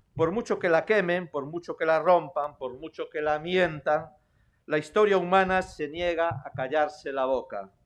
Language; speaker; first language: Spanish; non-native, local second language; Galician